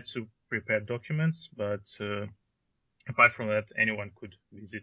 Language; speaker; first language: English; non-native, fluent; Russian